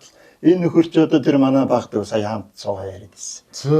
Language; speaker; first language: Mongolian; native; Mongolian